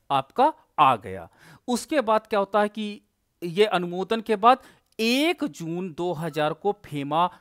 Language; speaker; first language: Hindi; native; Hindi